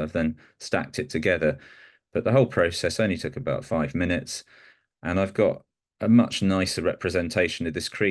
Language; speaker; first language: English; native; English